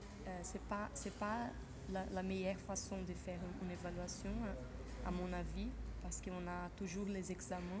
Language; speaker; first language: French; non-native, fluent; Portuguese